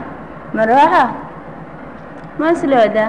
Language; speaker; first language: Arabic; non-native, learner; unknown